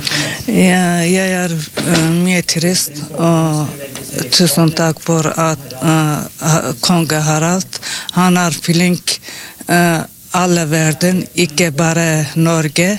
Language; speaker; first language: Norwegian; non-native, learner; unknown